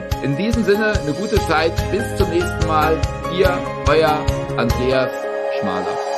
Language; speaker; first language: German; native; German